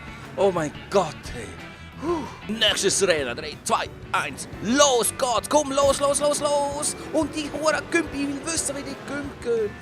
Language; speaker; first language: German; native; German